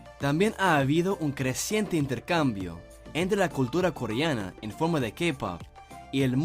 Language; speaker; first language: Spanish; non-native, fluent; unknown